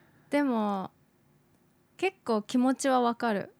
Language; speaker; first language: Japanese; native; Japanese